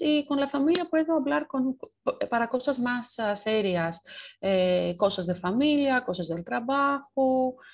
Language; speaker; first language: Spanish; non-native, fluent; Greek